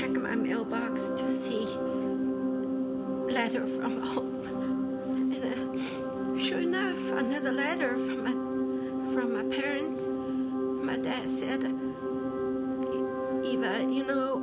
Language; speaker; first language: English; non-native, fluent; Chinese